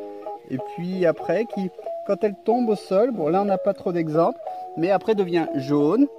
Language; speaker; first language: French; native; French